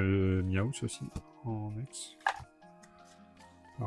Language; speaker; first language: French; native; French